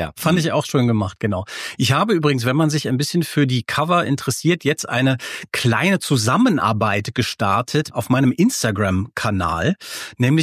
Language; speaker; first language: German; native; German